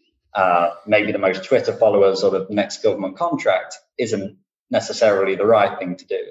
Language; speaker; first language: English; native; English